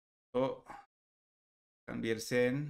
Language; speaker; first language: German; non-native, learner; Spanish